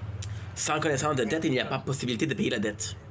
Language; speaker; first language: French; native; French